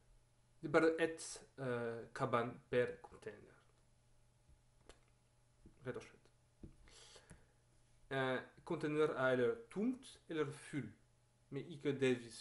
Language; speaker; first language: Norwegian; non-native, learner; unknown